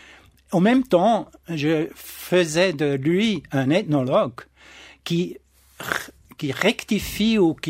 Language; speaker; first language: French; non-native, local second language; German